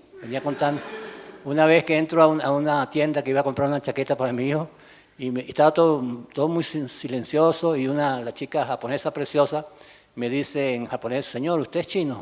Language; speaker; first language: Spanish; native; Spanish